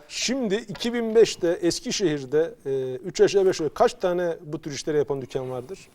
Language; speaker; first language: Turkish; native; Turkish